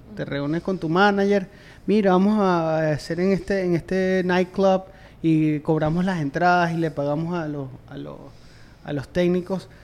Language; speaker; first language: Spanish; native; Spanish